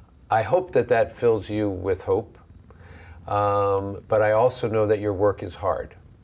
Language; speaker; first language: English; native; English